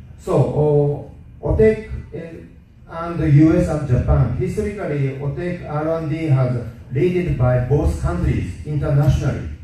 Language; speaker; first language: English; non-native, learner; Japanese